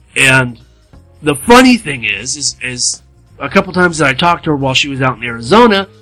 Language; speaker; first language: English; native; English